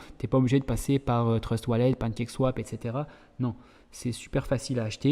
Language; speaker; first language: French; native; French